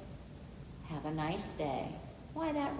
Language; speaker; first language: English; native; English